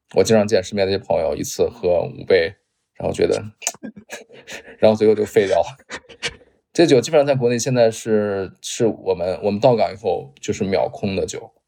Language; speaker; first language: Chinese; native; Chinese